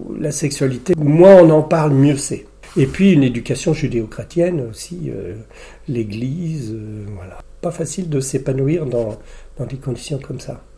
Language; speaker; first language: French; native; French